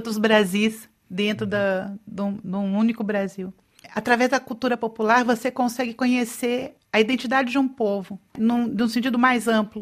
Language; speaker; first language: Portuguese; native; Portuguese